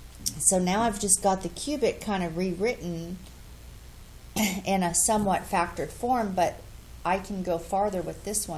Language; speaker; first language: English; native; English